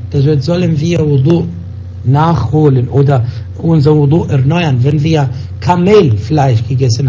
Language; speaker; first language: German; non-native, fluent; Arabic